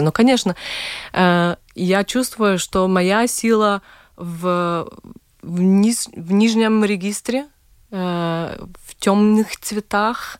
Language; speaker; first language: Russian; non-native, local second language; Latvian